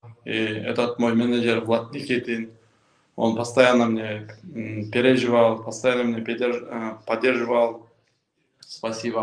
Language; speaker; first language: Russian; non-native, local second language; Kyrgyz